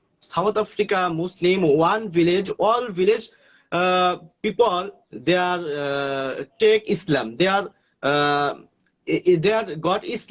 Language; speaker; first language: English; non-native, learner; Bangla